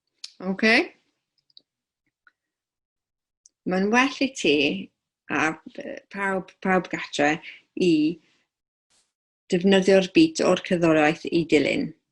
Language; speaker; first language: Welsh; non-native, local second language; English